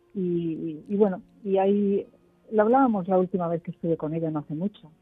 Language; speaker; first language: Spanish; native; Spanish